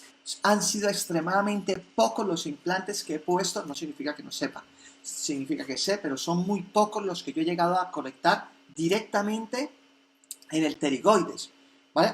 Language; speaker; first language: Spanish; native; Spanish